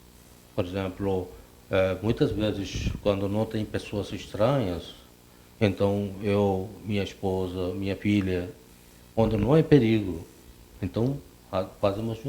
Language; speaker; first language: Portuguese; non-native, fluent; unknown